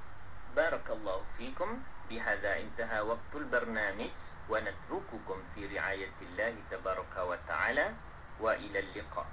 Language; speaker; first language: Arabic; non-native, fluent; Malay